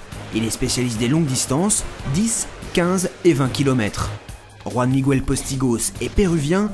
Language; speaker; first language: French; native; French